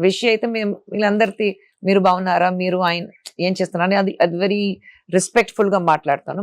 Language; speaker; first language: Telugu; non-native, local second language; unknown